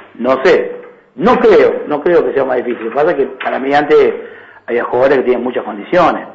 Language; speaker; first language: Spanish; native; Spanish